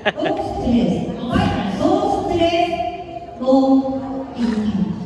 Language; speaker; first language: English; non-native, learner; Korean